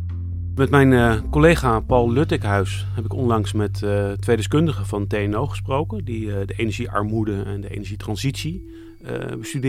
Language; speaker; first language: Dutch; native; Dutch